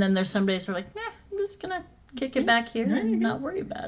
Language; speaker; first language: English; native; English